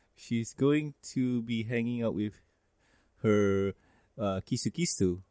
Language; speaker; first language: English; non-native, local second language; Malay